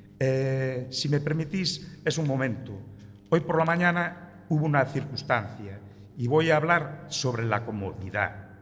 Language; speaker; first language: Spanish; native; Spanish